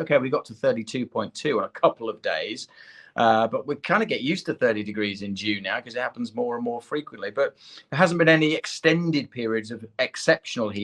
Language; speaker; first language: English; native; English